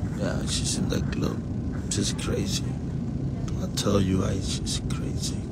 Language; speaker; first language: English; non-native, learner; Spanish